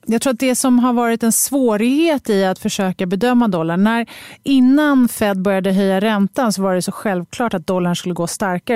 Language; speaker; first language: Swedish; native; Swedish